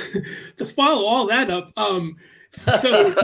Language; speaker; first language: English; native; English